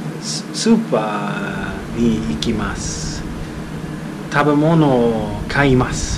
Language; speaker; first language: Japanese; non-native, learner; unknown